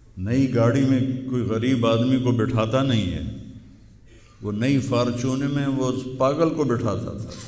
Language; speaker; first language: Urdu; non-native, local second language; Punjabi